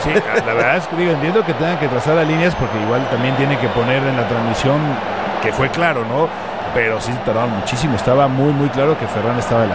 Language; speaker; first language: Spanish; native; Spanish